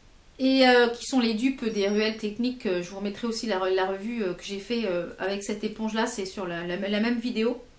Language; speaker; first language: French; native; French